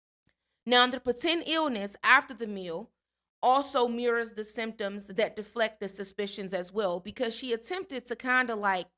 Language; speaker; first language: English; native; English